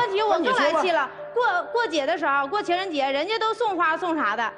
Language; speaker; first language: Chinese; native; Chinese